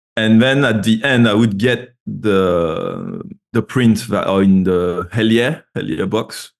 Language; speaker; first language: English; non-native, fluent; French